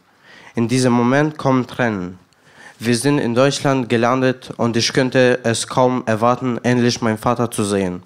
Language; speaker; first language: German; non-native, learner; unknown